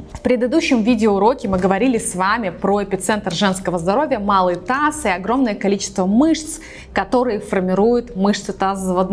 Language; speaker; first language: Russian; native; Russian